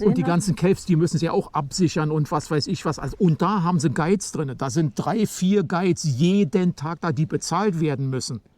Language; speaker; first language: German; native; German